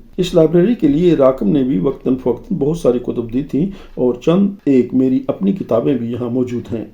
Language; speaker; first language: Urdu; native; Urdu